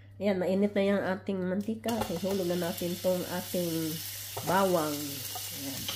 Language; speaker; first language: Filipino; non-native, local second language; Cebuano